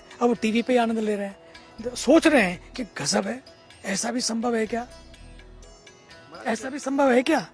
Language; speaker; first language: Hindi; native; Hindi